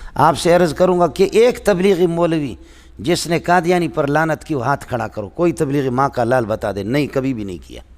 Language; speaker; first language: Urdu; non-native, local second language; Baluchi